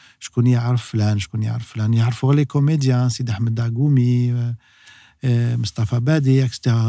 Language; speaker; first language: French; non-native, local second language; Arabic